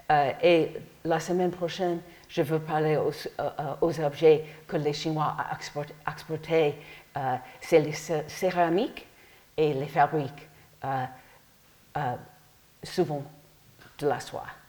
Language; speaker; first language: French; non-native, learner; English